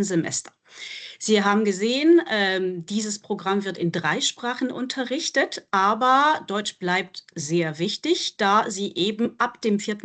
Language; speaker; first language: German; non-native, fluent; French